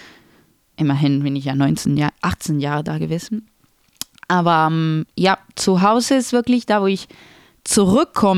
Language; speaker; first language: German; non-native, fluent; Spanish